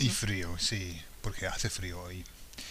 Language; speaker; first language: Spanish; non-native, fluent; English